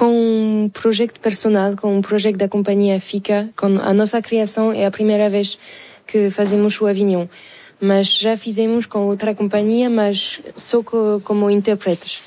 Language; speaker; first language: Portuguese; non-native, fluent; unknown